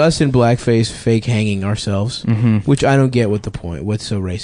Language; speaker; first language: English; native; English